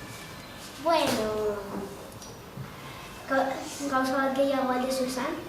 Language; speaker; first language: Basque; non-native, local second language; Spanish